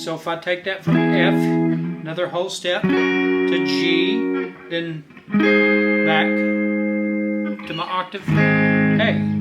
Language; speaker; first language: English; native; English